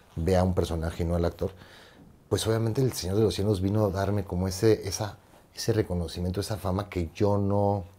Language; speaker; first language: Spanish; native; Spanish